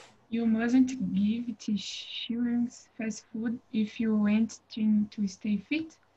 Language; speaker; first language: English; non-native, learner; Portuguese